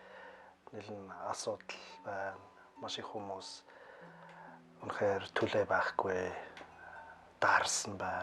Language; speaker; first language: Mongolian; non-native, learner; German